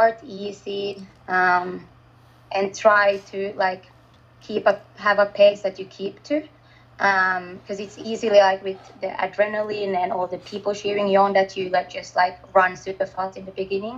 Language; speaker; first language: English; non-native, fluent; Finnish